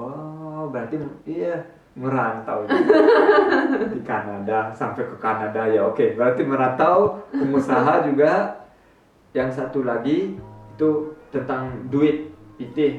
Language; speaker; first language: Indonesian; early bilingual, heritage; Indonesian